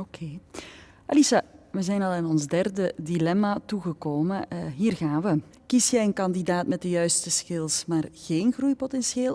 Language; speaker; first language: Dutch; native; Dutch